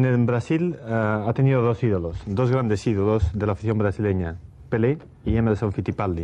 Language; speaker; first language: Spanish; native; Spanish